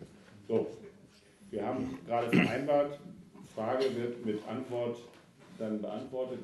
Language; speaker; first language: German; native; German